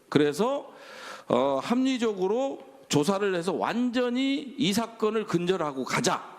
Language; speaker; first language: Korean; native; Korean